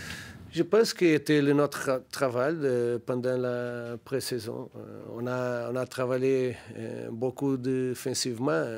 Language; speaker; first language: French; non-native, learner; Portuguese